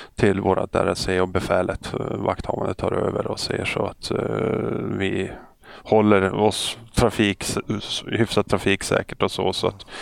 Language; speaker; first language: Swedish; native; Swedish